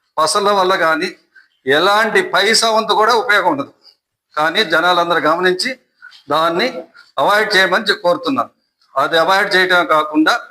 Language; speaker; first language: Telugu; native; Telugu